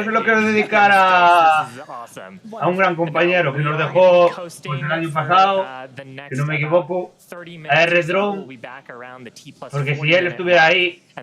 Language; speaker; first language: Spanish; native; Spanish